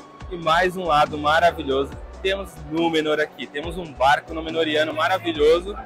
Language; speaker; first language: Portuguese; native; Portuguese